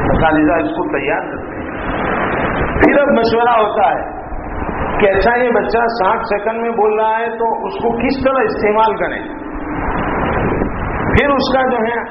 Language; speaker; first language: Urdu; non-native, local second language; Gujarati